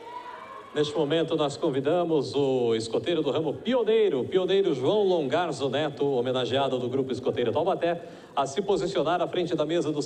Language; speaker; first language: Portuguese; native; Portuguese